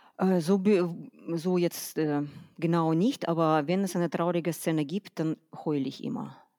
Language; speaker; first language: German; non-native, fluent; Russian